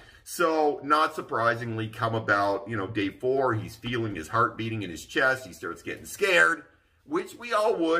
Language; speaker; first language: English; native; English